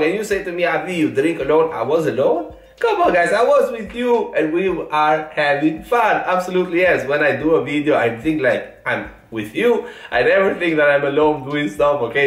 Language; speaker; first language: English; non-native, fluent; Italian